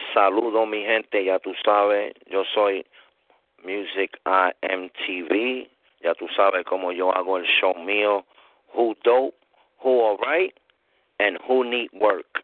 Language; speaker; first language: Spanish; early bilingual, heritage; Spanish